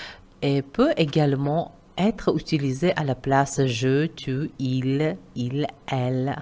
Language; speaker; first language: French; non-native, fluent; Uzbek